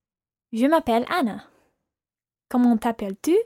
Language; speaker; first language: French; non-native, learner; English